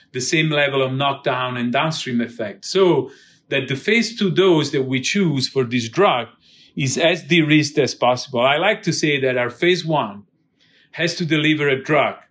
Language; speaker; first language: English; non-native, fluent; Italian